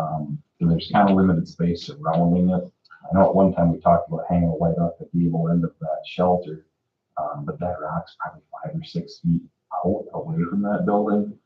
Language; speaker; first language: English; native; English